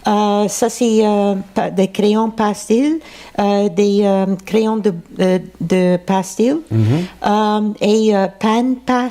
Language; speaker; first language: French; non-native, local second language; English